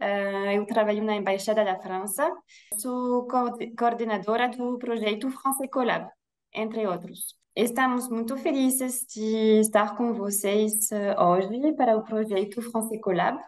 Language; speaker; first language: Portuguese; non-native, fluent; French